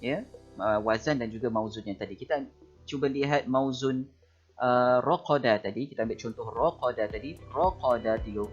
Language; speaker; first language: Malay; native; Malay